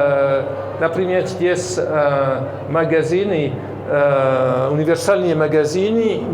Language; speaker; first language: Russian; non-native, fluent; French